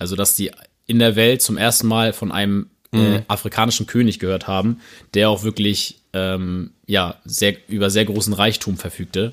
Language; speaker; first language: German; native; German